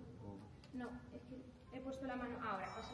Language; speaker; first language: Spanish; native; Spanish